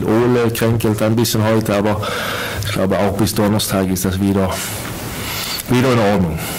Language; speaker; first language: German; non-native, fluent; Swedish